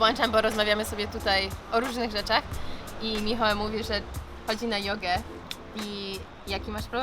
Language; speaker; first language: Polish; early bilingual, heritage; English